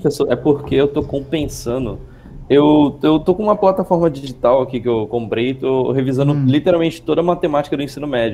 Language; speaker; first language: Portuguese; native; Portuguese